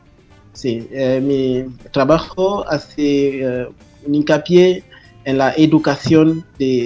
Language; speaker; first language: Spanish; non-native, fluent; French